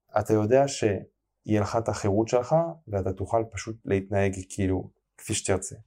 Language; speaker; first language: Hebrew; non-native, fluent; French